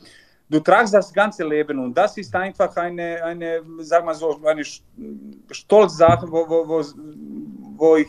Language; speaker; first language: German; non-native, learner; Serbian